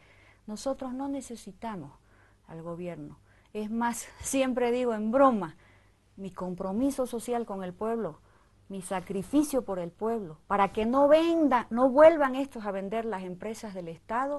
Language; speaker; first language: Spanish; native; Spanish